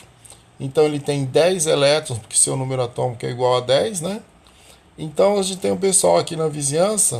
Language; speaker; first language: Portuguese; native; Portuguese